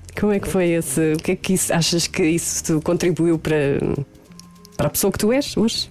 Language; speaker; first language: Portuguese; native; Portuguese